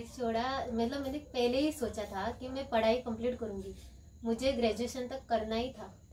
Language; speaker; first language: Hindi; non-native, local second language; Konkani